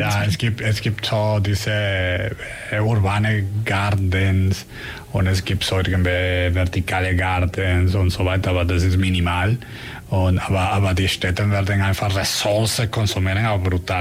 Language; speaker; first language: German; non-native, learner; Spanish